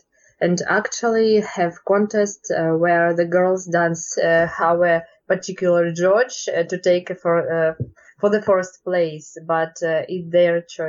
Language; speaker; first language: English; non-native, learner; Russian